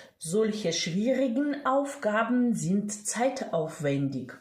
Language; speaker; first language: German; non-native, fluent; Ukrainian